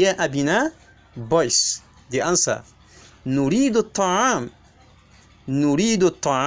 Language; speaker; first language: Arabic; non-native, fluent; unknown